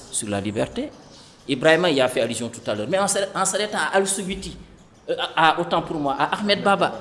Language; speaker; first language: French; non-native, local second language; Fula